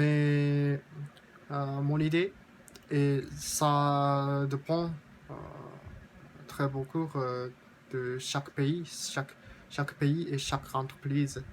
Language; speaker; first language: French; non-native, learner; Japanese